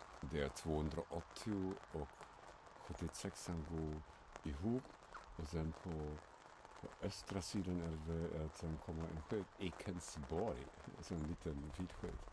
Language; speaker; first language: Swedish; non-native, fluent; German